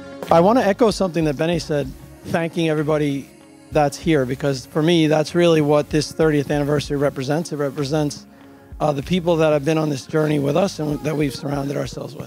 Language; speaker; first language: English; native; English